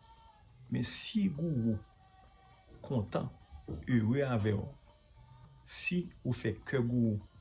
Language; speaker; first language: French; non-native, local second language; Haitian Creole